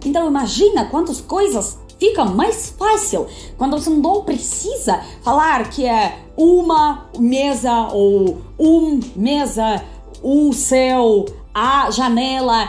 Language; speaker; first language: Portuguese; non-native, fluent; Russian